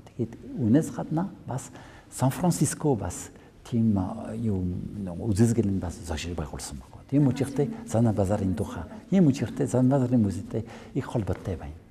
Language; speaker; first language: Mongolian; non-native, fluent; French